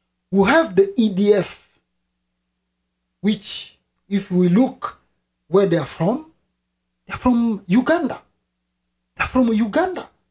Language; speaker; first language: English; non-native, fluent; Lingala